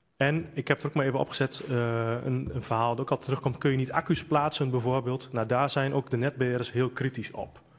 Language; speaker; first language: Dutch; native; Dutch